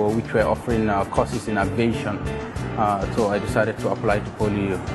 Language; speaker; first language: English; non-native, local second language; Hausa